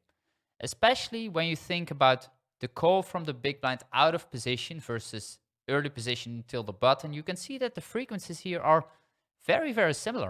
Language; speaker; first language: English; non-native, fluent; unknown